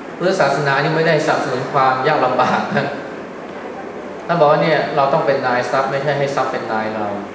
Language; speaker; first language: Thai; native; Thai